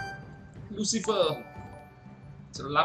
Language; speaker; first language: English; non-native, learner; Vietnamese